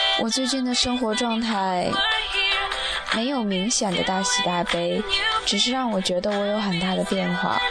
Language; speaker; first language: Chinese; native; Chinese